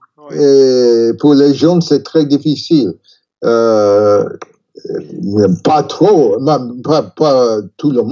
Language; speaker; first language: French; non-native, learner; English